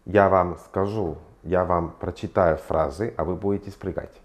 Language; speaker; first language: Russian; non-native, fluent; Spanish